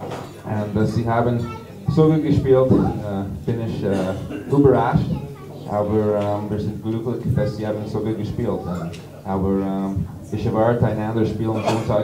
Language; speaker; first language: German; non-native, learner; English